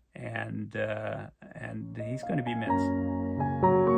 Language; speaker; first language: English; native; English